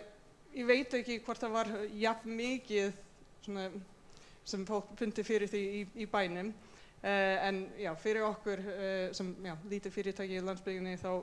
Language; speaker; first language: Icelandic; non-native, fluent; English